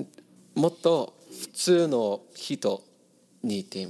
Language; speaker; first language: Japanese; non-native, learner; English